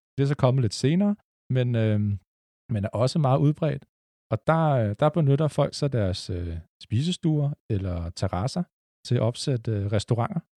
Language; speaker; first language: Danish; native; Danish